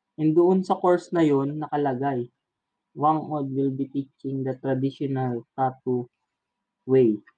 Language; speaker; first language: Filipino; native; Filipino